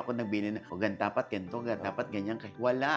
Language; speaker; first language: Filipino; native; Filipino